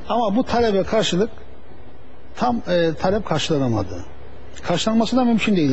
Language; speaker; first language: Turkish; native; Turkish